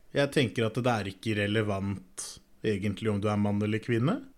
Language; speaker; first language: Norwegian; native; Norwegian